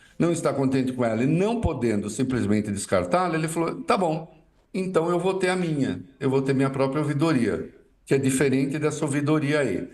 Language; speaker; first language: Portuguese; native; Portuguese